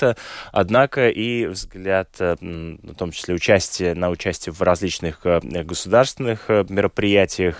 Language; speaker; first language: Russian; native; Russian